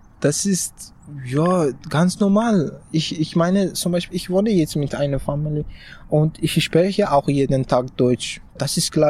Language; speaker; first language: German; non-native, fluent; Persian